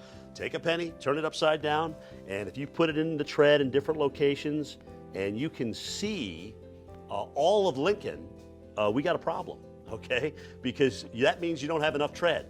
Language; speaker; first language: English; native; English